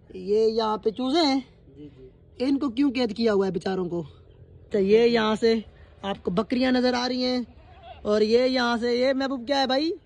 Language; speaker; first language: Urdu; non-native, local second language; Sindhi